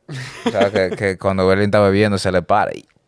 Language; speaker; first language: Spanish; early bilingual, heritage; Spanish